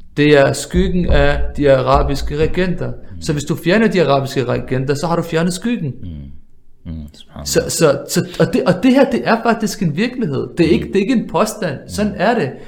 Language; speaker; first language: Danish; early bilingual, other home language; Arabic